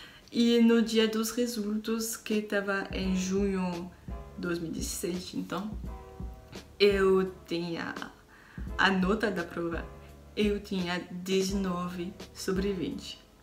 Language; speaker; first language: Portuguese; non-native, learner; French